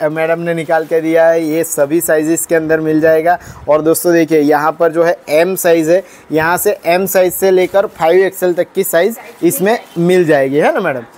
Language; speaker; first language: Hindi; non-native, local second language; Gujarati